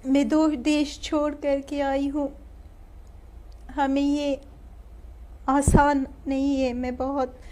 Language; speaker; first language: Hindi; non-native, learner; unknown